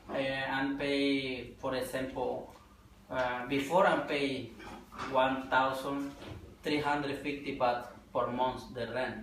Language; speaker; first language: English; non-native, learner; Spanish